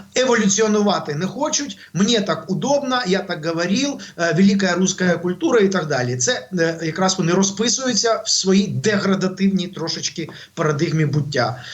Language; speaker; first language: Ukrainian; non-native, local second language; Russian